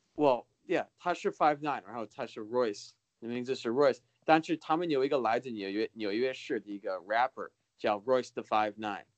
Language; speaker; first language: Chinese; early bilingual, heritage; Chinese